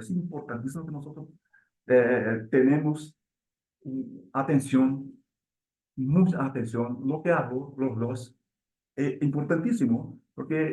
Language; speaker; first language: Spanish; non-native, learner; Portuguese